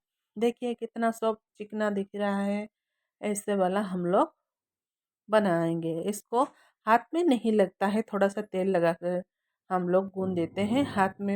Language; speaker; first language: Hindi; non-native, local second language; Odia